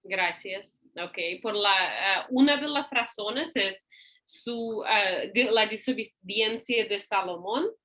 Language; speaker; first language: Spanish; non-native, fluent; English